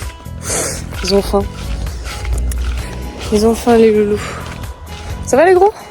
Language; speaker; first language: French; native; French